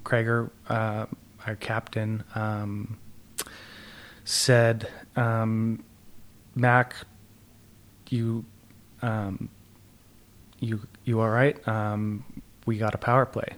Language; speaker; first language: English; native; English